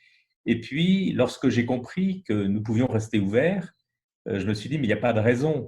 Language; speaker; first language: French; native; French